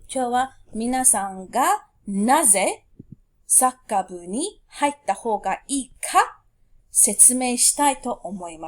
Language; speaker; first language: Japanese; non-native, fluent; English